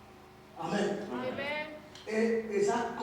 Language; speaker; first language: French; non-native, local second language; Lingala